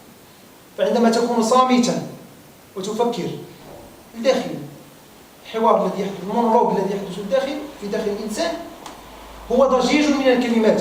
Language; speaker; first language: Arabic; native; Arabic